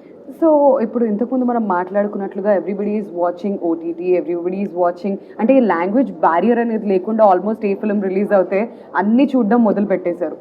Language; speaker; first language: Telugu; native; Telugu